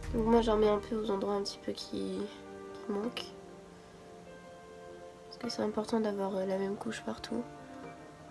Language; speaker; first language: French; native; French